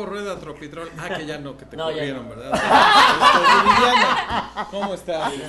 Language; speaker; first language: Spanish; native; Spanish